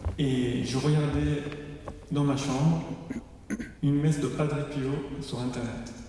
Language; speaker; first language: French; non-native, fluent; Persian